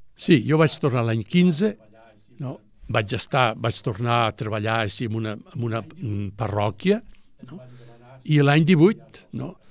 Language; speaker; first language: Catalan; native; Catalan